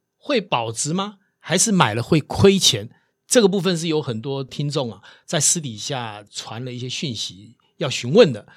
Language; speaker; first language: Chinese; native; Chinese